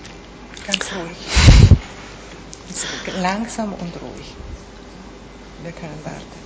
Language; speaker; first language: German; non-native, fluent; Italian